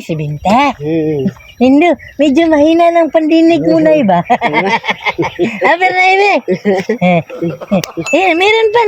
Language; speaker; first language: Filipino; non-native, local second language; Cebuano